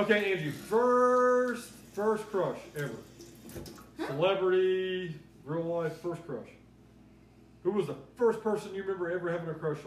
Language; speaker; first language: English; native; English